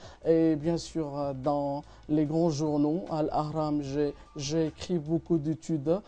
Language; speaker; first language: French; non-native, fluent; Arabic